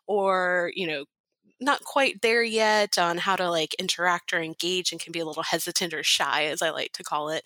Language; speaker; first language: English; native; English